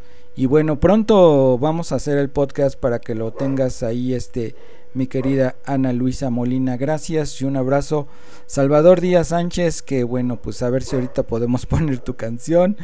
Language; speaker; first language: Spanish; native; Spanish